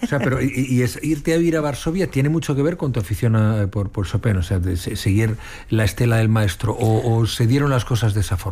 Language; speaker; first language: Spanish; native; Spanish